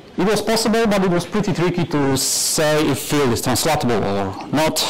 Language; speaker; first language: English; non-native, fluent; Polish